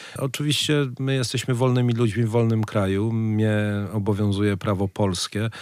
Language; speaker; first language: Polish; native; Polish